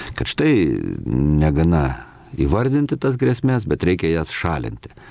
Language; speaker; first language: Lithuanian; native; Lithuanian